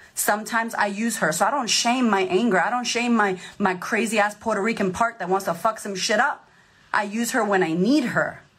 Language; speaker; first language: English; native; English